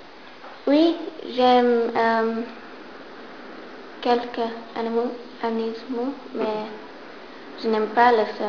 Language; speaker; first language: French; non-native, learner; English